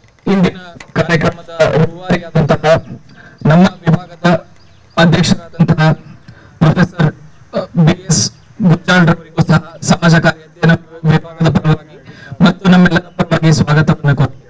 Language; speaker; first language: Kannada; native; Kannada